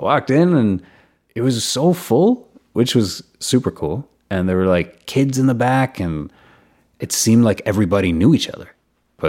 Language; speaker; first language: English; non-native, local second language; Urdu